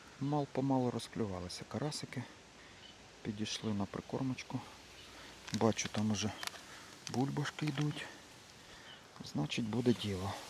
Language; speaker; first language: Ukrainian; native; Ukrainian